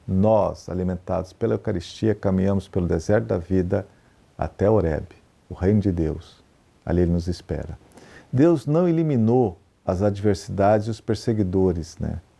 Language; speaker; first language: Portuguese; native; Portuguese